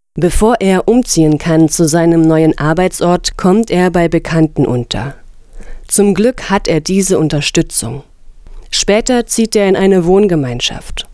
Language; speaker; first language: German; native; German